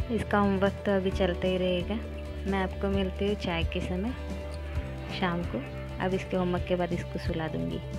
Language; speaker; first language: Hindi; non-native, local second language; Marathi